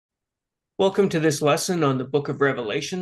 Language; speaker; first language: English; native; English